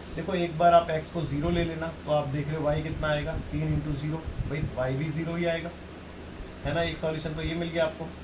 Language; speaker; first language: Hindi; native; Hindi